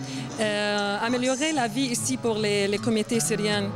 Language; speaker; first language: French; non-native, learner; Arabic